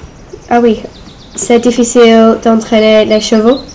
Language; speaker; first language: French; non-native, learner; English